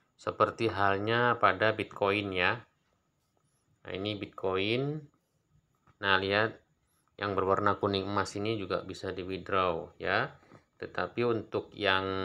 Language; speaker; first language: Indonesian; native; Indonesian